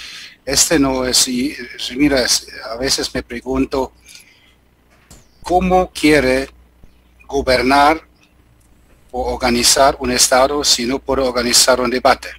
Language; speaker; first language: Spanish; non-native, learner; German